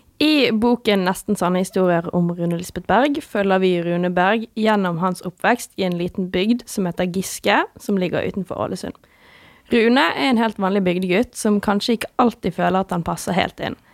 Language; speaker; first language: Norwegian; native; Norwegian